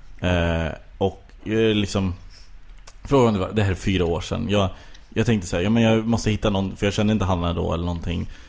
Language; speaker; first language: Swedish; native; Swedish